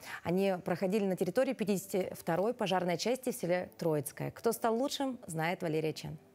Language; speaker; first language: Russian; native; Russian